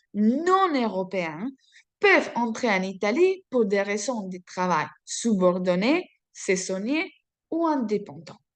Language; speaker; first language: French; non-native, fluent; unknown